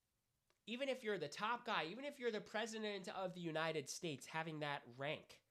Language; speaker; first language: English; native; English